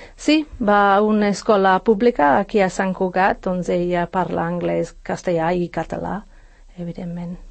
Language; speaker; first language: Catalan; non-native, fluent; English